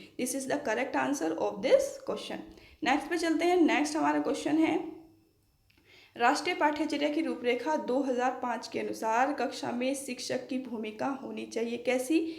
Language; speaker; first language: Hindi; native; Hindi